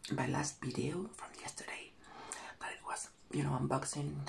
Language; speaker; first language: English; non-native, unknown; Spanish